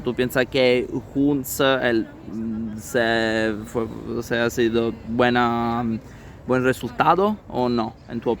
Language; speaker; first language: Spanish; non-native, learner; Italian